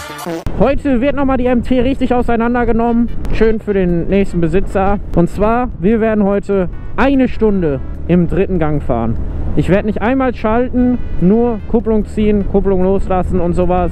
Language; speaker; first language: German; native; German